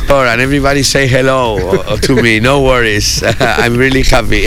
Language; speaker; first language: English; non-native, learner; Spanish